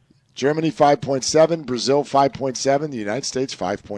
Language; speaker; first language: English; native; English